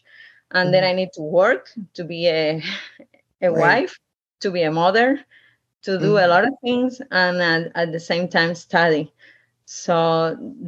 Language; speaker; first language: English; non-native, learner; Spanish